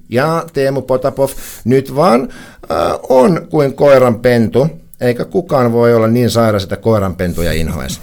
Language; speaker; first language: Finnish; native; Finnish